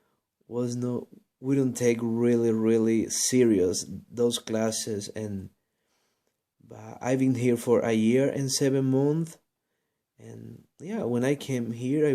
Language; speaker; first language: English; non-native, learner; Spanish